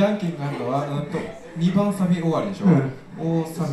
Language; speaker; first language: Japanese; native; Japanese